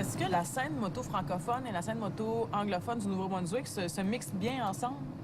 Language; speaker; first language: French; native; French